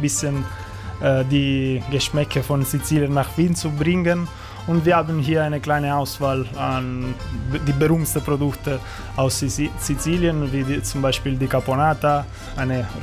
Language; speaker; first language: German; non-native, fluent; Italian